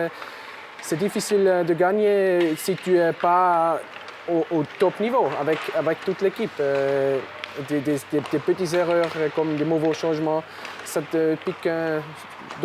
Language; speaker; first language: French; non-native, local second language; German